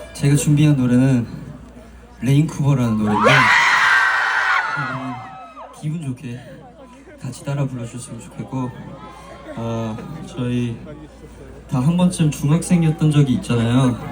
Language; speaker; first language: Korean; early bilingual, heritage; Korean